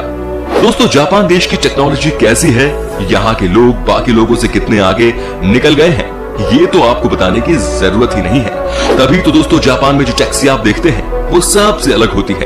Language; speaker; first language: Hindi; native; Hindi